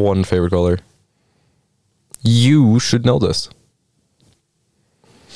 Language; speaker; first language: English; non-native, fluent; Norwegian